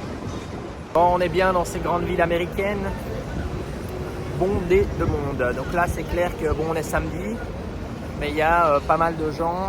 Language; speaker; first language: French; native; French